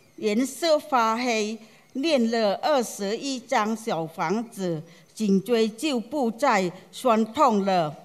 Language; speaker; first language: Chinese; non-native, fluent; Khmer